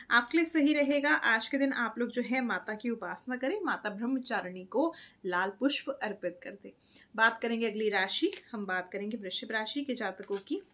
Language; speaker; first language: Hindi; native; Hindi